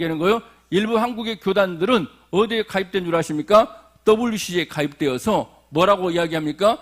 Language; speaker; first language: Korean; native; Korean